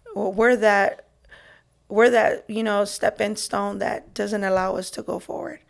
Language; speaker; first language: English; early bilingual, other home language; Spanish